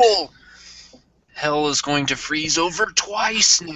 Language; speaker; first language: English; native; English